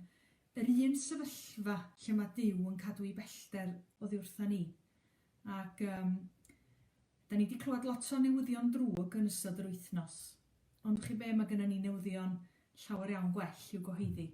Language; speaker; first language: Welsh; native; Welsh